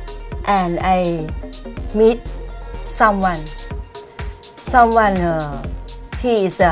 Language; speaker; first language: English; non-native, learner; Thai